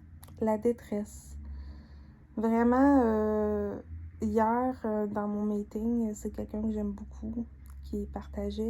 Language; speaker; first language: French; native; French